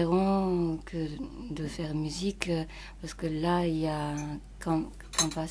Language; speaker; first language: French; non-native, fluent; Japanese